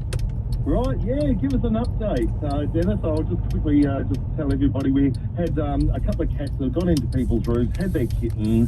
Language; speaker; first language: English; native; English